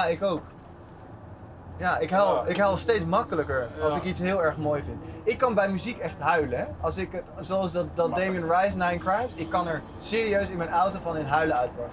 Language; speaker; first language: Dutch; native; Dutch